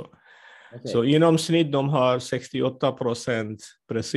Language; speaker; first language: Swedish; non-native, fluent; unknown